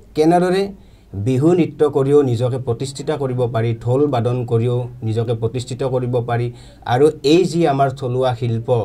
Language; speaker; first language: Assamese; native; Assamese